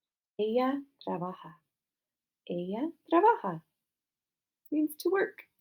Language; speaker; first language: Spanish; non-native, fluent; English